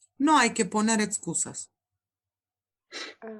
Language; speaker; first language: Spanish; non-native, fluent; Turkish